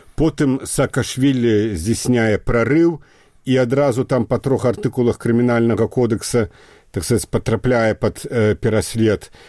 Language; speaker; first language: Belarusian; native; Belarusian